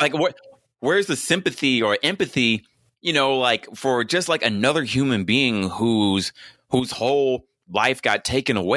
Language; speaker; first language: English; native; English